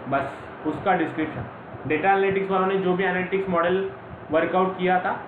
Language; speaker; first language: Hindi; non-native, local second language; Marathi